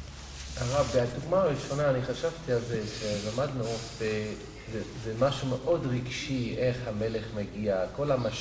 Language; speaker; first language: Hebrew; non-native, fluent; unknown